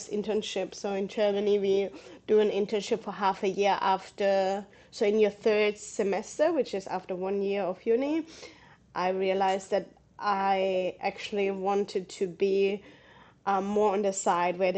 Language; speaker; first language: English; non-native, fluent; German